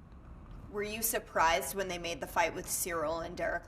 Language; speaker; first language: English; native; English